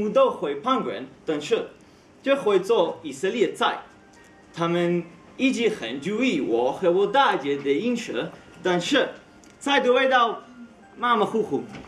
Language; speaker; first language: Chinese; non-native, learner; Hebrew